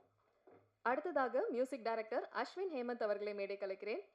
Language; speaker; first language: Tamil; native; Tamil